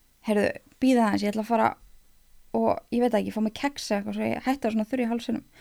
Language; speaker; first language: Icelandic; native; Icelandic